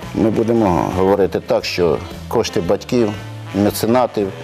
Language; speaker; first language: Ukrainian; native; Ukrainian